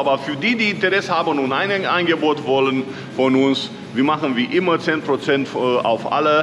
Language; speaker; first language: German; non-native, learner; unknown